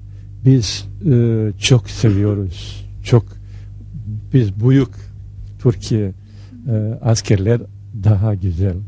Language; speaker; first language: Turkish; non-native, learner; Bosnian